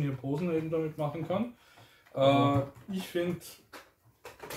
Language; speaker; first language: German; native; German